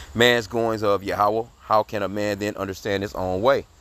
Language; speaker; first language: English; native; English